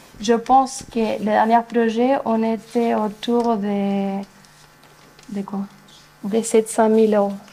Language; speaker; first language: French; non-native, fluent; Spanish